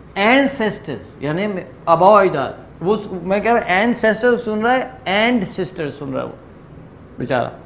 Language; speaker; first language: Urdu; native; Urdu